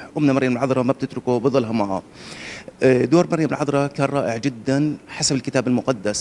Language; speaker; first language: Arabic; native; Arabic